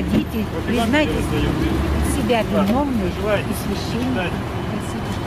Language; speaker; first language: Russian; native; Russian